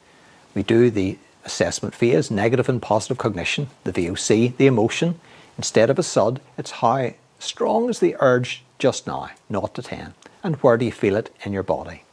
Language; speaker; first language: English; native; English